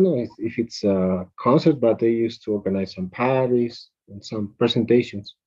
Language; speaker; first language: English; non-native, fluent; Spanish